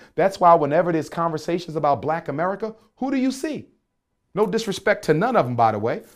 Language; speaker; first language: English; native; English